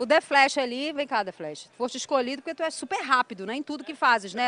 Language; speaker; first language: Portuguese; native; Portuguese